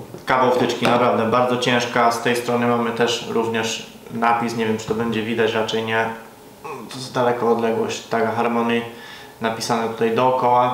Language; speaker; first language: Polish; native; Polish